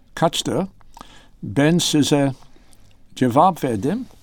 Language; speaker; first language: Turkish; non-native, learner; English